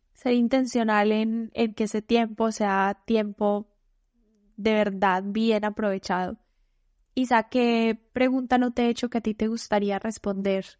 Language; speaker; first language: Spanish; native; Spanish